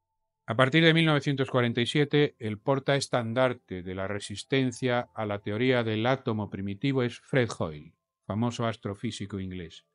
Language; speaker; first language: Spanish; native; Spanish